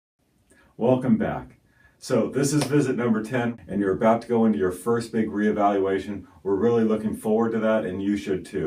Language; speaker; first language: English; native; English